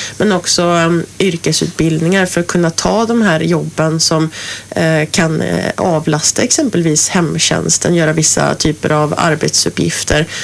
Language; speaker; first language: Swedish; native; Swedish